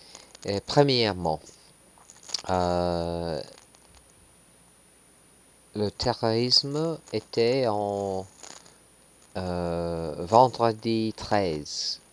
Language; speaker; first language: French; non-native, learner; English